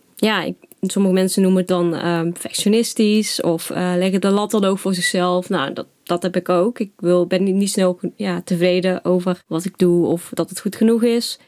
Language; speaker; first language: Dutch; native; Dutch